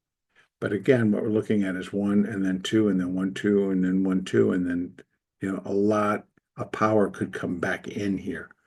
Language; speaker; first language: English; native; English